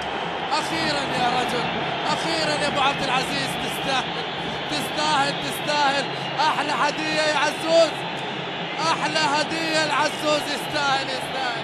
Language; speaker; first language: Arabic; native; Arabic